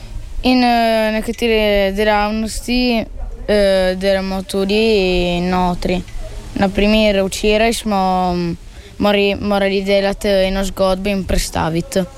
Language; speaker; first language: Slovenian; early bilingual, heritage; Italian